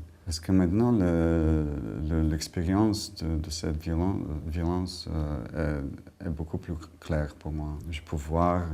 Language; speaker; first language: French; non-native, fluent; Bulgarian